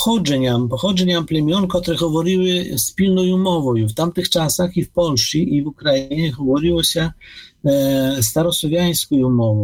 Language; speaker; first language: Polish; non-native, fluent; Ukrainian